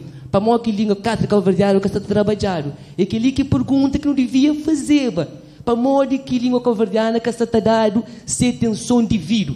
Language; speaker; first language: Portuguese; non-native, local second language; Kabuverdianu